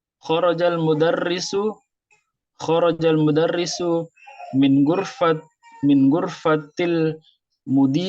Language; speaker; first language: Arabic; non-native, learner; Indonesian